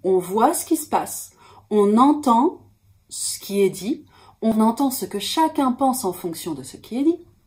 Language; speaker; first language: French; native; French